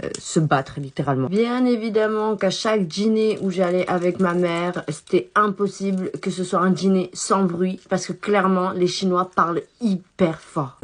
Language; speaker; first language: French; early bilingual, other home language; Chinese